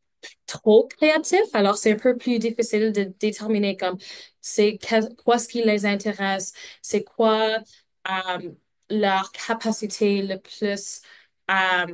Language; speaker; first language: French; non-native, local second language; English